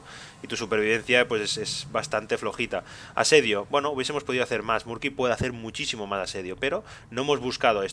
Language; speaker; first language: Spanish; native; Spanish